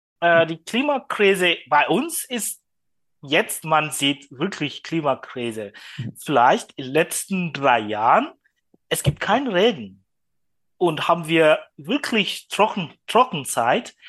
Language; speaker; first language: German; non-native, learner; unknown